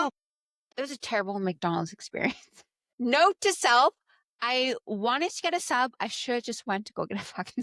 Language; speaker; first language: English; native; English